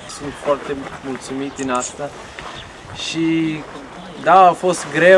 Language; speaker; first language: Romanian; non-native, fluent; English